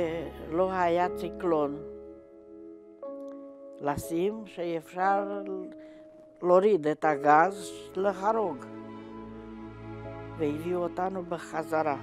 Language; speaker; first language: Hebrew; non-native, learner; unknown